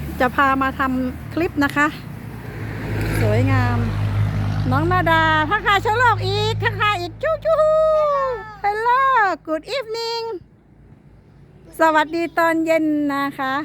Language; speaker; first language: Thai; native; Thai